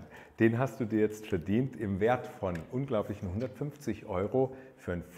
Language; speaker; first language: German; native; German